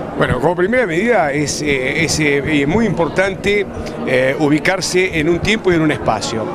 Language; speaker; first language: Spanish; native; Spanish